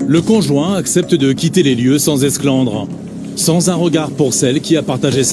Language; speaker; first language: French; native; French